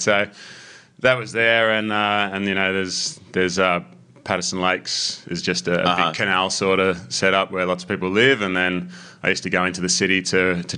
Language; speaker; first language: English; native; English